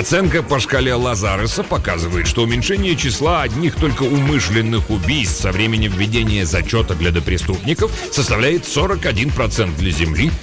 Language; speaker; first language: Russian; native; Russian